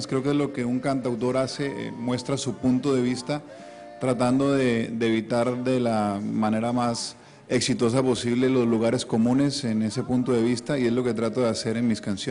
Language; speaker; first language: Spanish; native; Spanish